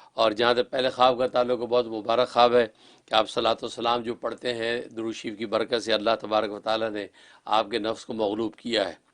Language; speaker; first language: Urdu; native; Urdu